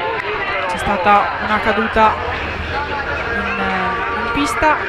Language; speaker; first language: Italian; native; Italian